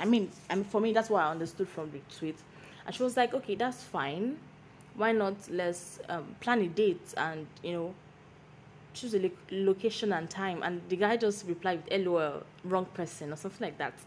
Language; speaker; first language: English; non-native, local second language; Yoruba